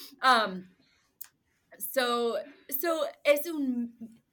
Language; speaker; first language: Spanish; non-native, learner; English